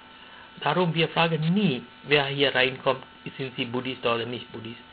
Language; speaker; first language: German; non-native, fluent; Sinhala